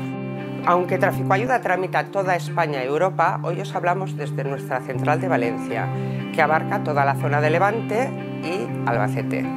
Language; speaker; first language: Spanish; native; Spanish